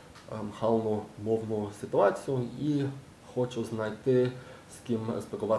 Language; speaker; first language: Ukrainian; non-native, learner; English